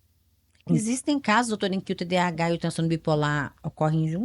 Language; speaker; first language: Portuguese; native; Portuguese